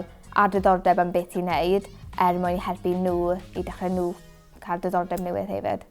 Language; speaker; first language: Welsh; native; Welsh